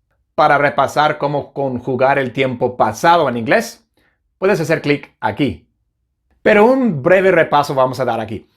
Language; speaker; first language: Spanish; non-native, fluent; English